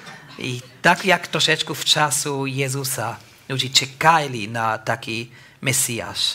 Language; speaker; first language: Polish; non-native, learner; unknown